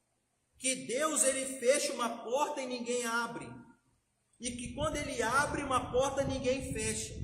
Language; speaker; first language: Portuguese; native; Portuguese